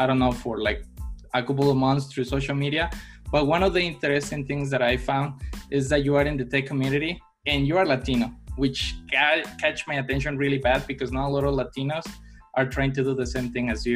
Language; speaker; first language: English; non-native, fluent; Spanish